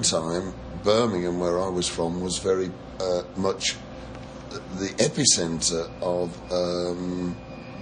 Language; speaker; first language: English; native; English